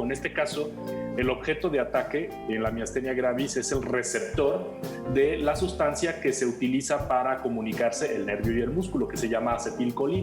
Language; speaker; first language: Spanish; native; Spanish